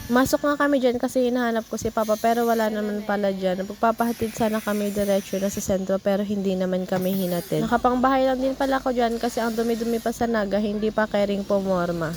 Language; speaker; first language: Filipino; non-native, local second language; Bikol